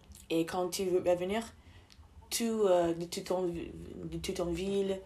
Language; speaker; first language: French; non-native, learner; English